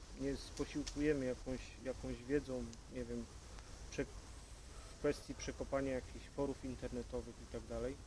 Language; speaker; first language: Polish; native; Polish